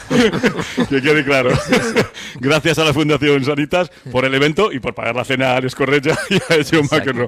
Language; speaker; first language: Spanish; native; Spanish